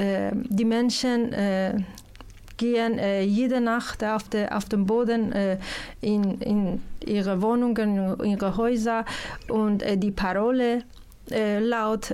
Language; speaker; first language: German; non-native, fluent; Persian